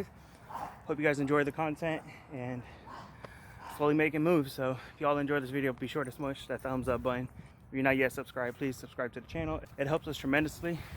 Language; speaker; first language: English; native; English